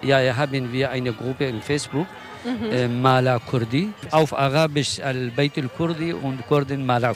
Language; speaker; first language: German; non-native, learner; Kurdish